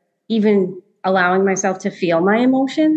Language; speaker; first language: English; native; English